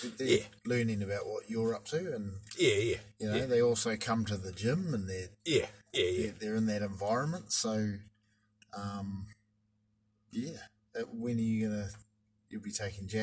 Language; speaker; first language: English; native; English